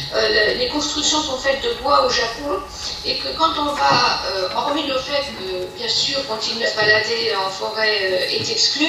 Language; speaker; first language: French; native; French